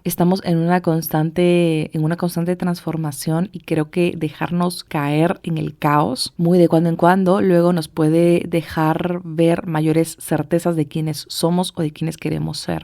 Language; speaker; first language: Spanish; native; Spanish